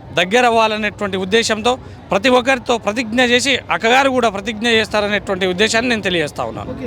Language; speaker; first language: Telugu; native; Telugu